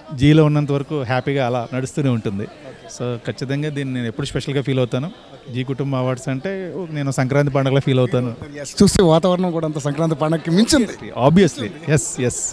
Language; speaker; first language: Telugu; native; Telugu